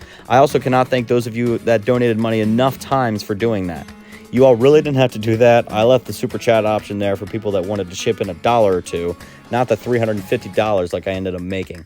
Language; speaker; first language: English; native; English